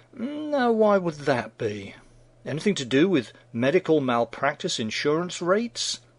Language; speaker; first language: English; native; English